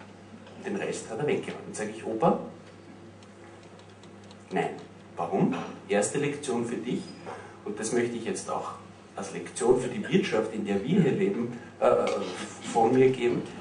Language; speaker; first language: German; native; German